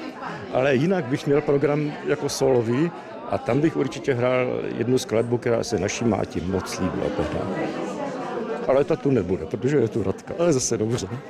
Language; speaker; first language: Czech; early bilingual, other home language; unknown